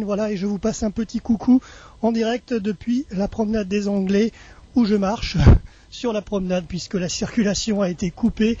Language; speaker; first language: French; native; French